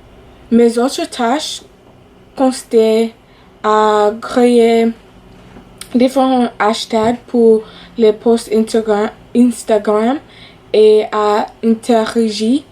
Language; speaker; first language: French; non-native, fluent; English